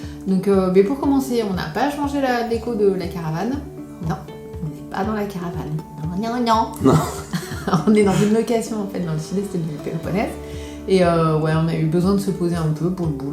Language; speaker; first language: French; native; French